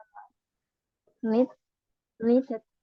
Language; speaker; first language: English; non-native, learner; Indonesian